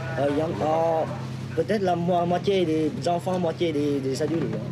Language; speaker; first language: French; non-native, fluent; Vietnamese